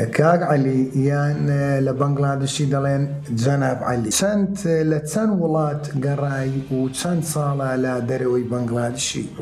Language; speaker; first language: Central Kurdish; native; Central Kurdish